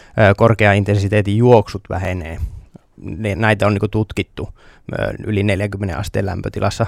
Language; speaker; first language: Finnish; native; Finnish